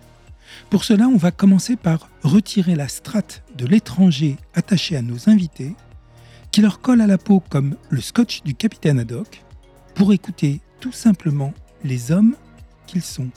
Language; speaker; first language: French; native; French